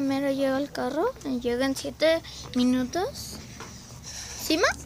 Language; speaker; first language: Spanish; native; Spanish